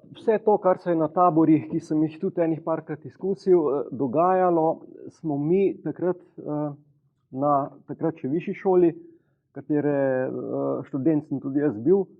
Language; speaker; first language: Slovenian; native; Slovenian